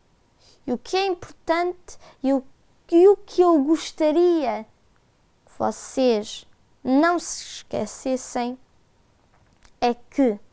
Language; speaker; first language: Portuguese; early bilingual, heritage; Portuguese